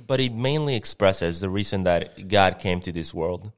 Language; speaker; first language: English; non-native, fluent; Spanish